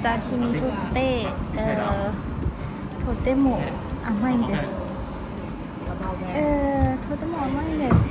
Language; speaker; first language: Japanese; non-native, learner; Thai